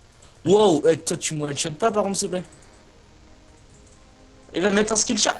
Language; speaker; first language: French; native; French